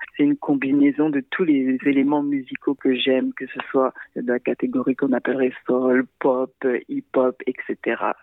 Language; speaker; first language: French; non-native, local second language; Sango